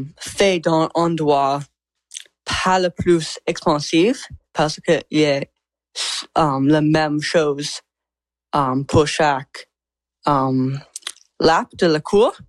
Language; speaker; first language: French; non-native, learner; English